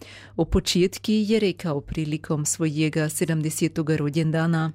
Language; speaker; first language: Serbian; native; Serbian